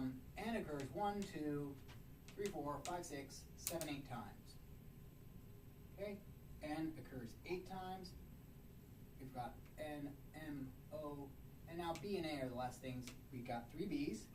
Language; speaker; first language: English; native; English